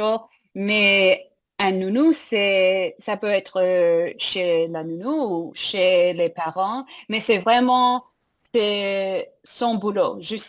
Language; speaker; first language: French; non-native, fluent; English